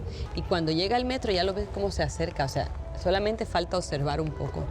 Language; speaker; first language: Spanish; native; Spanish